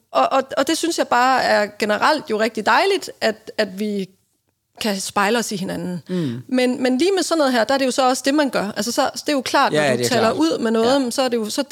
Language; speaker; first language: Danish; native; Danish